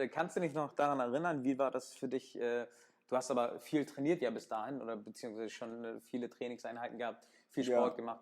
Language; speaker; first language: German; native; German